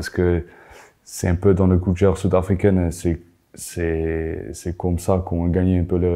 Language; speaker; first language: French; non-native, fluent; Afrikaans